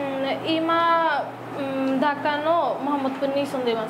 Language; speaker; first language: Japanese; non-native, learner; Bangla